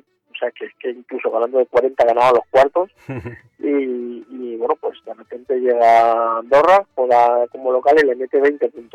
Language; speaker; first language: Spanish; native; Spanish